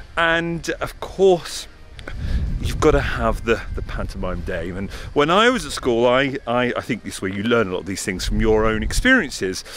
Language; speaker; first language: English; native; English